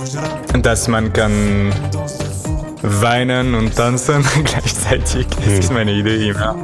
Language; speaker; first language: German; non-native, learner; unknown